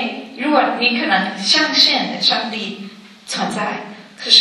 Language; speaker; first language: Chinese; non-native, learner; English